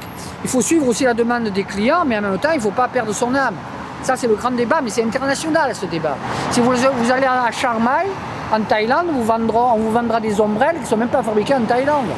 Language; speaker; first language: French; native; French